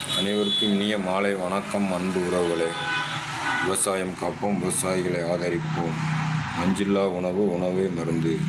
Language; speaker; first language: Tamil; native; Tamil